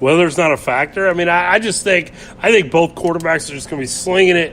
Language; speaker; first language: English; native; English